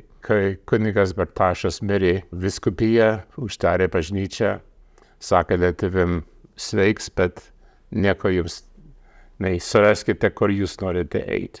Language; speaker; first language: Lithuanian; early bilingual, heritage; Lithuanian